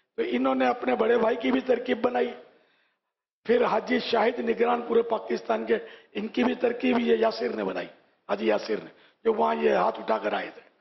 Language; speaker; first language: Urdu; native; Urdu